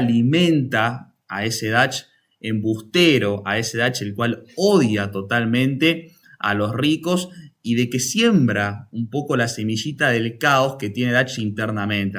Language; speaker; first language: Spanish; native; Spanish